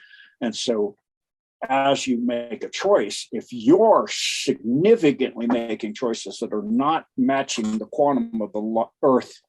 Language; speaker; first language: English; native; English